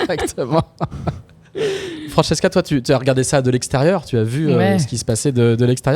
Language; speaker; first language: French; native; French